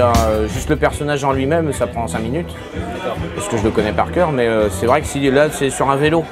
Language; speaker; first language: French; native; French